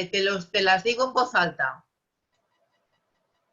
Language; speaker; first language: Spanish; native; Spanish